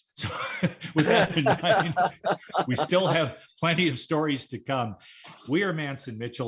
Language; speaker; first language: English; native; English